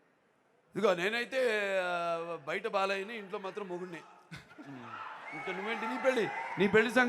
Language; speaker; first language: Telugu; native; Telugu